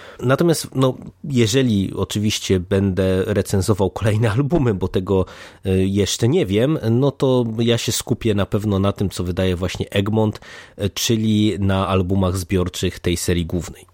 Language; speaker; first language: Polish; native; Polish